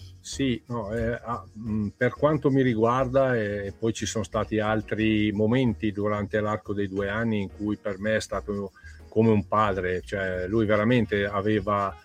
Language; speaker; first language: Italian; native; Italian